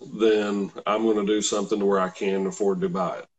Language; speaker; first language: English; native; English